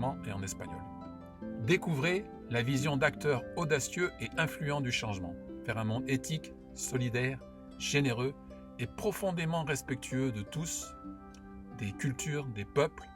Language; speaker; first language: French; native; French